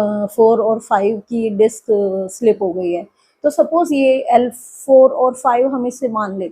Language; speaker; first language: Hindi; native; Hindi